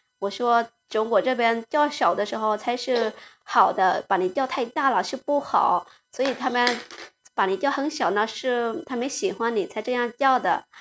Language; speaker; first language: Chinese; non-native, fluent; Lao